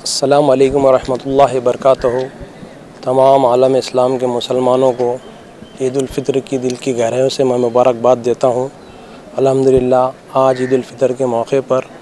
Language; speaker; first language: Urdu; native; Urdu